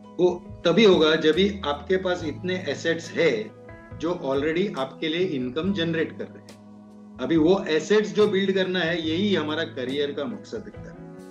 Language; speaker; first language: Hindi; non-native, local second language; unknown